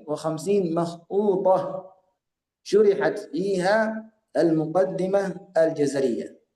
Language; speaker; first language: Arabic; native; Arabic